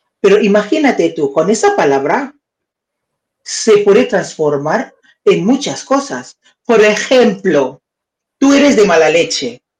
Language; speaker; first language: Spanish; non-native, learner; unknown